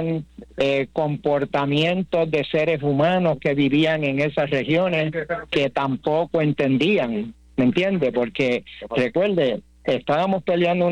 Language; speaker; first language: Spanish; native; Spanish